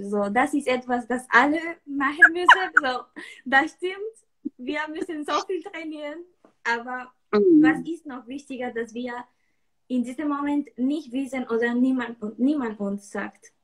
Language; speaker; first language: German; non-native, learner; Spanish